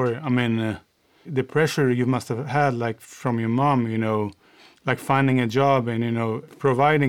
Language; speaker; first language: English; non-native, fluent; Swedish